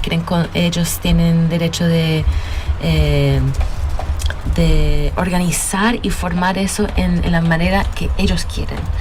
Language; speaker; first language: Spanish; early bilingual, heritage; Spanish